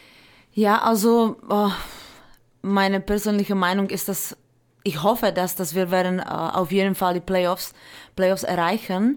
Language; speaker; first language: German; non-native, fluent; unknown